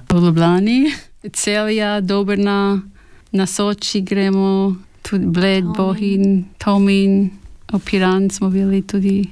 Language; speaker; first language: Slovenian; early bilingual, heritage; Slovenian